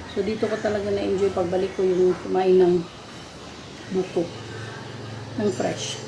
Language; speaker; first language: Filipino; non-native, local second language; Cebuano